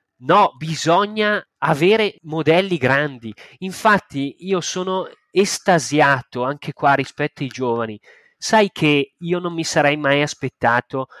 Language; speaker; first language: Italian; native; Italian